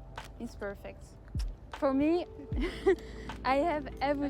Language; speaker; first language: English; non-native, fluent; French